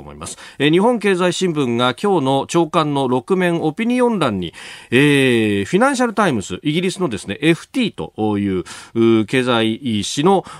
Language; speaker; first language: Japanese; native; Japanese